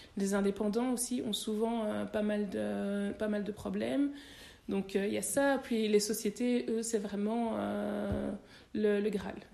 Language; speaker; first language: French; native; French